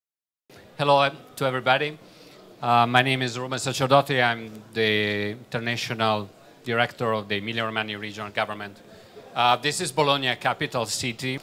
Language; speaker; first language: English; non-native, fluent; Italian